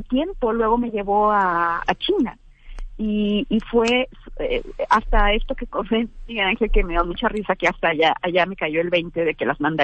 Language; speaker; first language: Spanish; native; Spanish